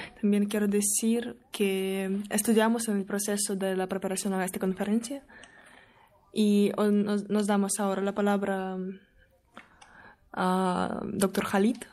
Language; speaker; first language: Spanish; non-native, learner; Russian